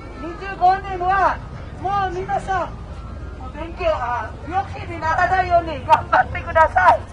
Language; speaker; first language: Japanese; non-native, fluent; Filipino